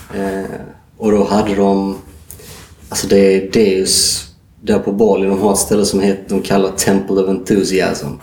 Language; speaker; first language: Swedish; native; Swedish